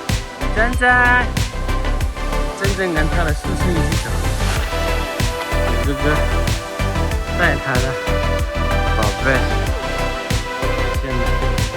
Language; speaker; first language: Chinese; non-native, fluent; Nepali